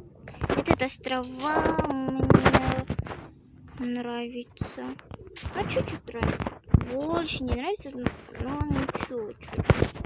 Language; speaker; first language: Russian; non-native, local second language; Kazakh